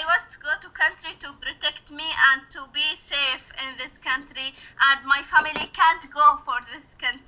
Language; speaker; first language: English; non-native, learner; Arabic